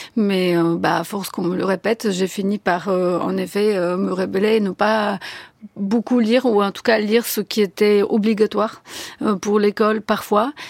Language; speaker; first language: French; non-native, fluent; Bulgarian